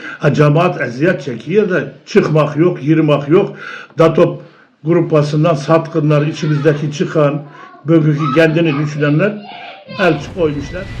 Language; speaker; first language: Turkish; early bilingual, heritage; Turkish